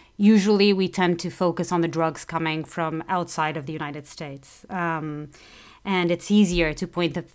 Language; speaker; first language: English; non-native, fluent; Portuguese